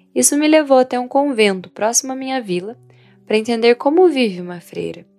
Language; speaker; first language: Portuguese; non-native, fluent; Vietnamese